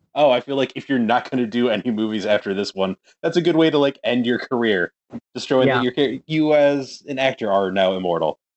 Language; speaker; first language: English; native; English